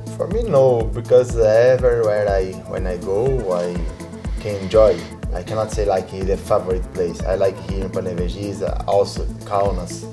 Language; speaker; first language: English; non-native, learner; Portuguese